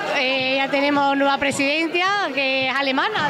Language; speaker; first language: Spanish; native; Spanish